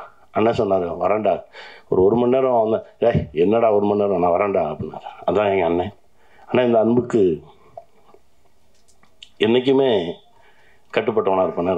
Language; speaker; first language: Tamil; native; Tamil